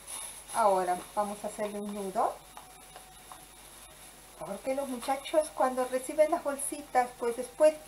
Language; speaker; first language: Spanish; native; Spanish